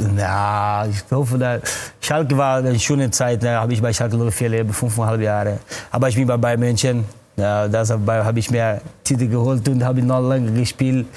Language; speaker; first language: German; non-native, fluent; Portuguese